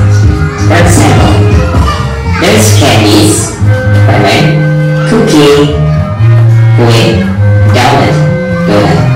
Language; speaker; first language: English; non-native, learner; Indonesian